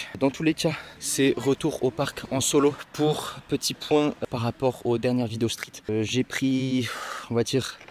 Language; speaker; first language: French; native; French